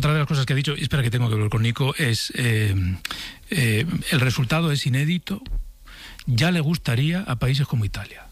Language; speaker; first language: Spanish; native; Spanish